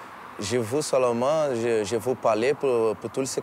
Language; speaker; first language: French; non-native, learner; Portuguese